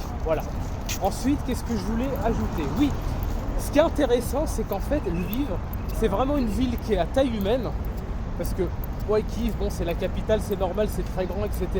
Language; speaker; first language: French; native; French